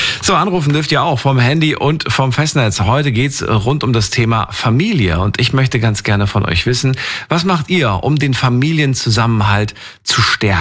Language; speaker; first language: German; native; German